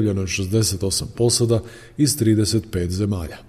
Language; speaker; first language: Croatian; native; Croatian